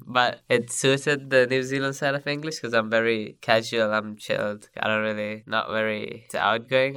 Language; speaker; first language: English; non-native, local second language; Sinhala